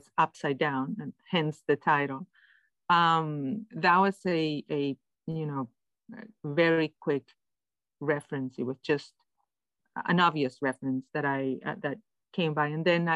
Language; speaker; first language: English; non-native, fluent; Spanish